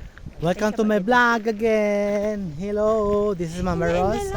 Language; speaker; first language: English; non-native, local second language; Filipino